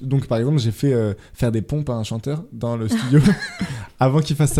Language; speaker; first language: French; native; French